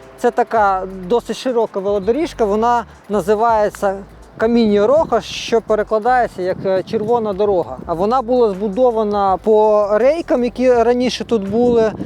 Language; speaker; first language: Ukrainian; non-native, local second language; Russian